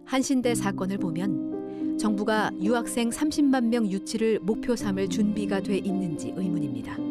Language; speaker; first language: Korean; native; Korean